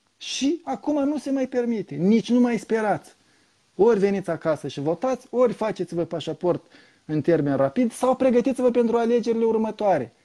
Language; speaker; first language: Romanian; native; Romanian